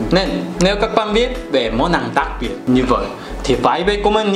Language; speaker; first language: Vietnamese; non-native, learner; Korean